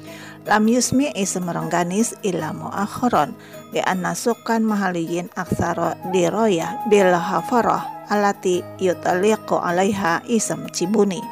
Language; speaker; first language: Arabic; non-native, learner; Indonesian